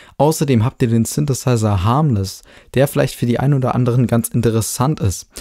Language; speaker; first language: German; native; German